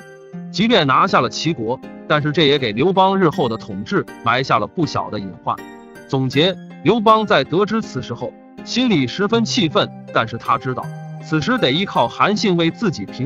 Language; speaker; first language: Chinese; native; Chinese